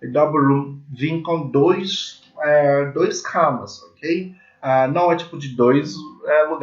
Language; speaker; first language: Portuguese; non-native, learner; English